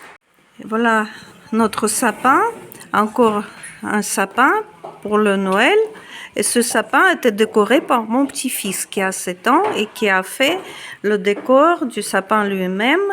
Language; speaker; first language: French; non-native, fluent; Russian